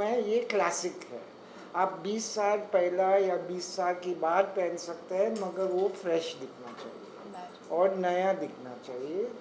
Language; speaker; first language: Hindi; non-native, local second language; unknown